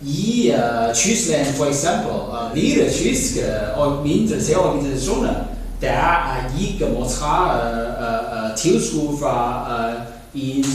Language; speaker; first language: Danish; non-native, learner; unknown